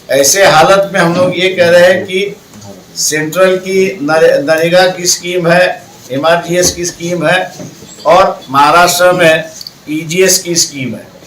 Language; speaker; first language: Hindi; non-native, local second language; Marathi